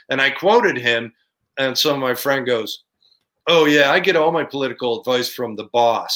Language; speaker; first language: English; native; English